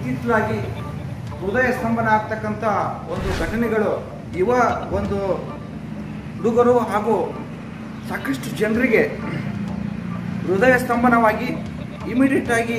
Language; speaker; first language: Kannada; native; Kannada